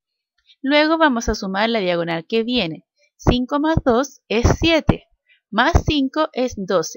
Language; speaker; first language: Spanish; native; Spanish